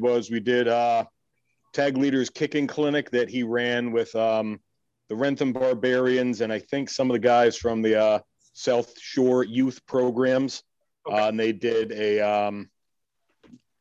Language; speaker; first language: English; native; English